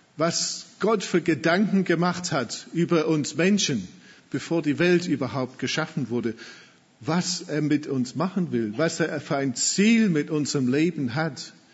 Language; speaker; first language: German; non-native, fluent; English